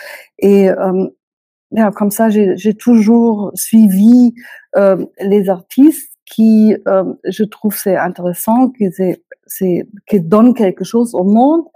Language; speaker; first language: French; non-native, fluent; German